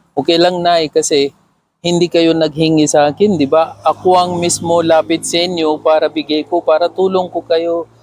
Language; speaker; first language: Filipino; non-native, learner; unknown